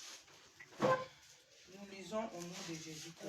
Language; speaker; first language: French; non-native, local second language; Lingala